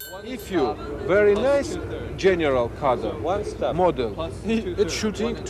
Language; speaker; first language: English; non-native, learner; Russian